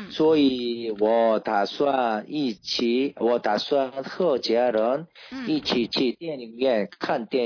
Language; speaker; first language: Chinese; non-native, learner; Korean